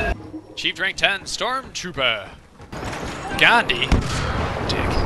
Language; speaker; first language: English; native; English